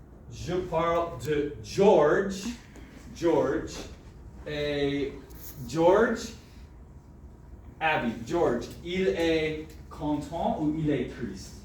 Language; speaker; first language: French; non-native, fluent; English